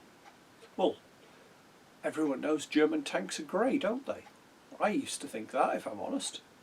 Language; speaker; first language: English; native; English